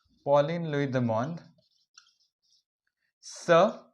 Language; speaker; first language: French; non-native, fluent; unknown